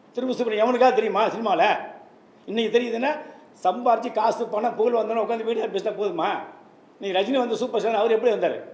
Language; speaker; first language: Tamil; native; Tamil